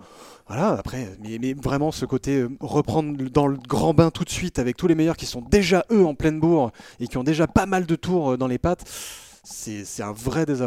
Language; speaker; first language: French; native; French